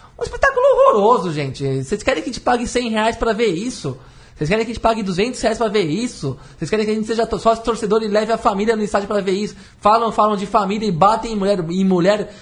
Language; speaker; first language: Portuguese; native; Portuguese